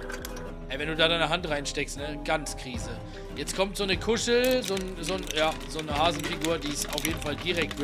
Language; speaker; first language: German; native; German